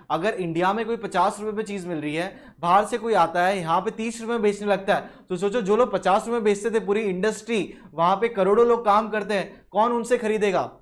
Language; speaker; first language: Hindi; native; Hindi